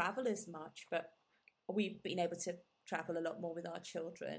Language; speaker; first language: English; non-native, local second language; Gujarati